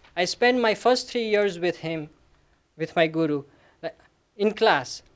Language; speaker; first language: English; non-native, local second language; Gujarati